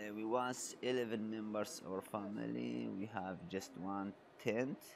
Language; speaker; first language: English; non-native, learner; Arabic